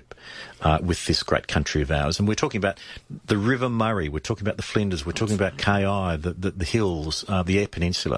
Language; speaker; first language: English; native; English